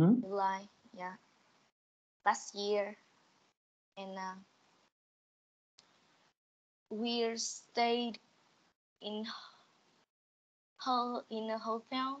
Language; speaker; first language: English; non-native, learner; Vietnamese